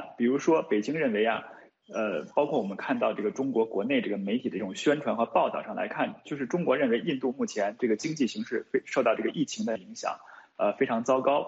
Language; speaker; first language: Chinese; native; Chinese